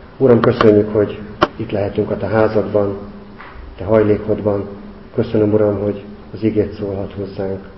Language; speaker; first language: Hungarian; native; Hungarian